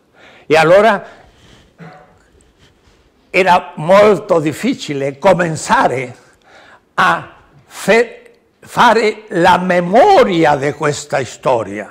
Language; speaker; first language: Italian; non-native, learner; Spanish